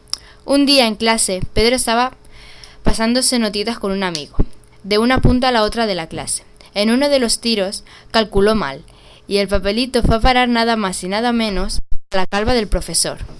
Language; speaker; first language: Spanish; native; Spanish